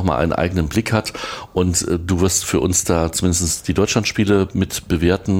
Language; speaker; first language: German; native; German